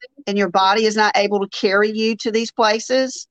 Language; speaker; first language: English; native; English